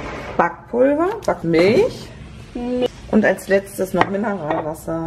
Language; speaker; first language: German; native; German